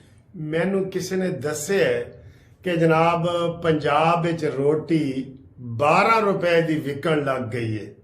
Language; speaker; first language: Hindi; non-native, local second language; Punjabi